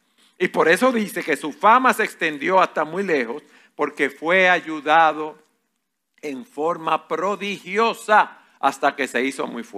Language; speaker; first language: Spanish; native; Spanish